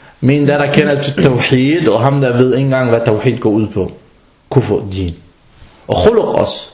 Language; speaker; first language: Danish; non-native, fluent; Arabic